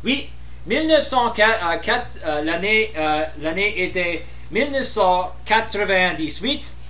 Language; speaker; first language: French; non-native, learner; English